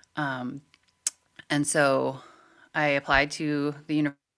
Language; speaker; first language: English; native; English